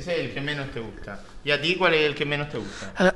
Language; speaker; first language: Spanish; native; Spanish